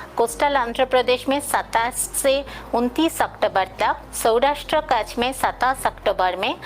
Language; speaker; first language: Hindi; non-native, local second language; Bangla